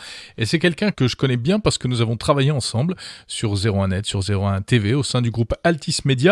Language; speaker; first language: French; native; French